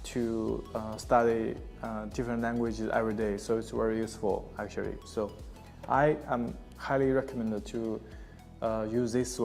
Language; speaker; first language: English; non-native, learner; Chinese